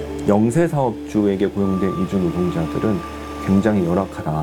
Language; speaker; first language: Korean; native; Korean